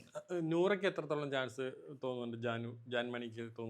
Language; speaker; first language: Malayalam; native; Malayalam